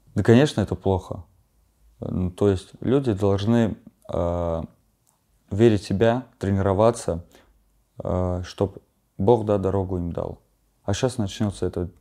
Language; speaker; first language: Russian; non-native, fluent; Armenian